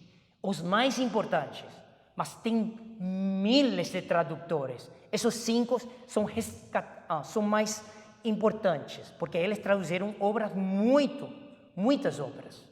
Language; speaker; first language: Portuguese; non-native, fluent; Chinese